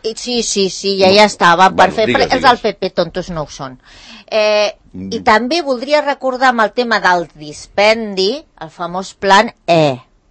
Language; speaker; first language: Catalan; native; Catalan